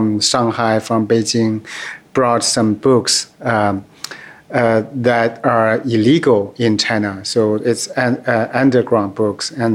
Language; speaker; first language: English; non-native, fluent; Chinese